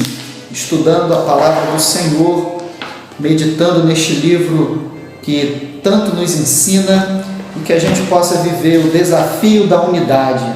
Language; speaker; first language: Portuguese; native; Portuguese